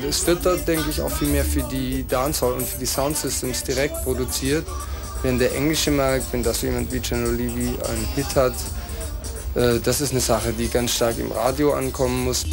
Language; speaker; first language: German; native; German